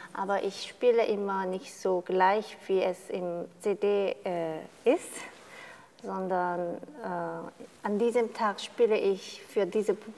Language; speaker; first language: German; non-native, fluent; Korean